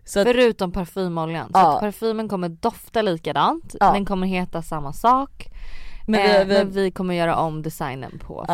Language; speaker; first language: Swedish; native; Swedish